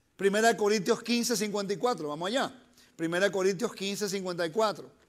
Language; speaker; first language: Spanish; early bilingual, heritage; Spanish